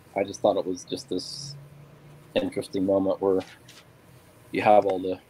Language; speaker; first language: English; native; English